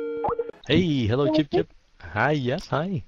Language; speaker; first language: English; non-native, fluent; Vietnamese